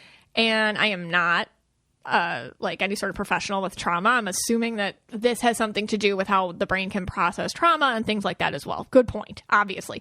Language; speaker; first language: English; native; English